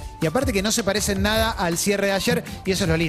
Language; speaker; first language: Spanish; native; Spanish